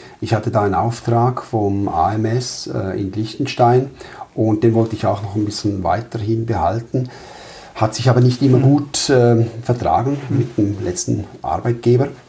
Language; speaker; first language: German; early bilingual, other home language; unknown